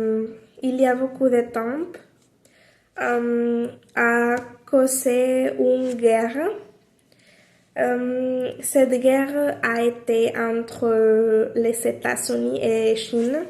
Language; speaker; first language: French; non-native, learner; Spanish